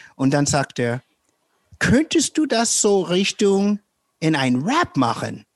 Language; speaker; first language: German; non-native, fluent; English